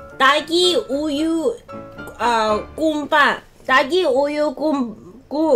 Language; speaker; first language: Korean; non-native, learner; Cantonese